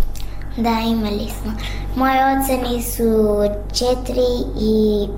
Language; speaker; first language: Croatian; non-native, learner; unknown